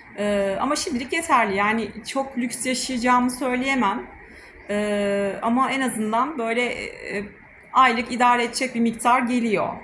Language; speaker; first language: Turkish; native; Turkish